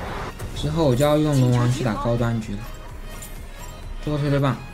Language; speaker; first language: Chinese; native; Chinese